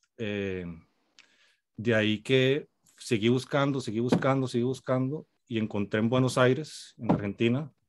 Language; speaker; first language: Spanish; native; Spanish